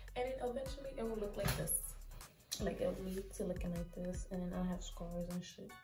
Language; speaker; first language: English; native; English